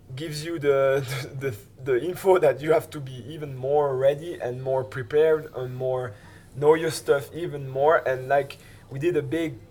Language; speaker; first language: English; non-native, fluent; French